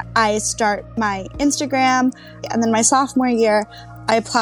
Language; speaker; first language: English; native; English